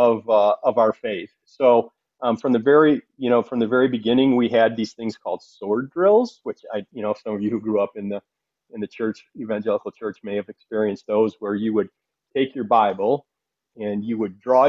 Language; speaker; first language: English; native; English